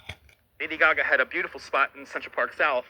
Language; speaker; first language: English; native; English